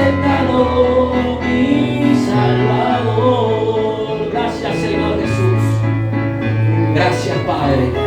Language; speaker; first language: Spanish; native; Spanish